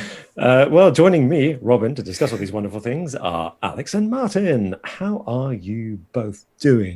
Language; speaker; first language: English; native; English